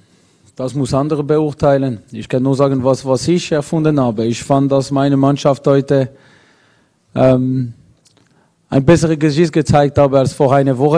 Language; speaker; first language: German; non-native, local second language; French